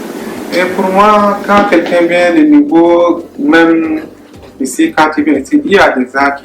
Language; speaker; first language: French; non-native, learner; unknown